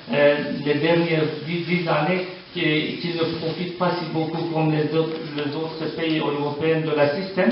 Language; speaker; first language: French; non-native, learner; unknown